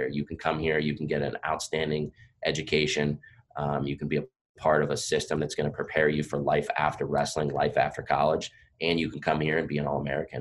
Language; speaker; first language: English; native; English